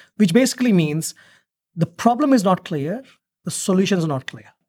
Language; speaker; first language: English; non-native, local second language; Telugu